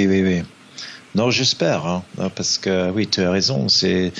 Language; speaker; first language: French; non-native, fluent; English